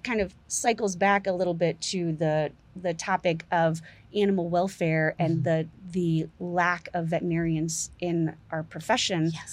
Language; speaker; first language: English; native; English